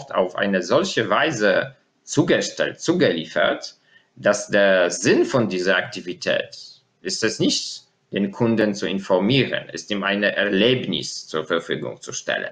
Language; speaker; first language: German; non-native, fluent; Polish